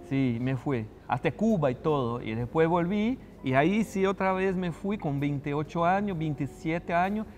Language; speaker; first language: Spanish; non-native, fluent; Portuguese